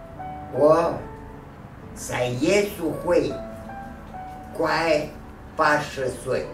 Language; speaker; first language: Chinese; non-native, fluent; Spanish